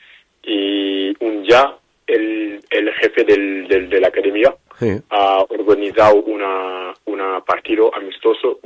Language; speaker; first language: Spanish; non-native, learner; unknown